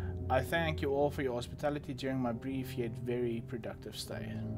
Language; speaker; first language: English; non-native, local second language; Afrikaans